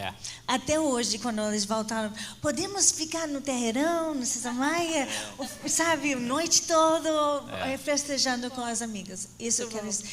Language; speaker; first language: Portuguese; non-native, fluent; English